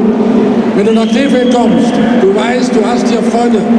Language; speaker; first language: German; native; German